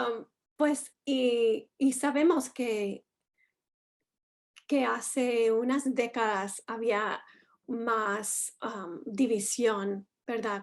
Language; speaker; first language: Spanish; non-native, fluent; English